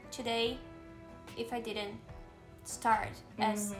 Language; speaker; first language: English; non-native, fluent; Portuguese